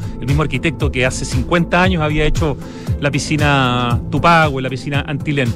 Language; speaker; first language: Spanish; native; Spanish